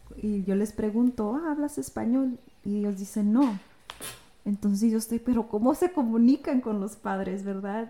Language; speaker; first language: Spanish; early bilingual, heritage; Spanish